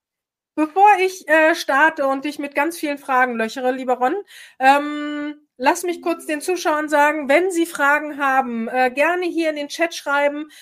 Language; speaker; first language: German; native; German